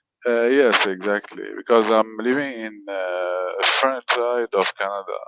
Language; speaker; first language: English; non-native, learner; French